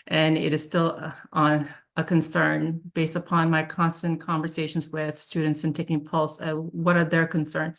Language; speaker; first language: English; early bilingual, other home language; Korean